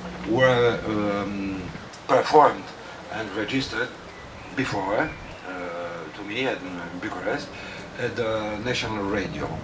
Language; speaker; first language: English; non-native, learner; Romanian